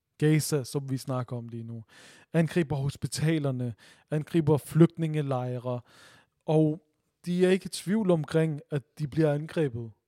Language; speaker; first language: Danish; early bilingual, other home language; Urdu